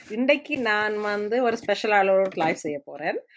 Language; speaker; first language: Tamil; early bilingual, heritage; Tamil